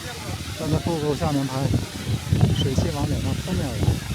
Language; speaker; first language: Chinese; native; Chinese